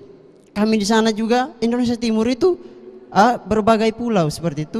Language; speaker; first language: Indonesian; non-native, local second language; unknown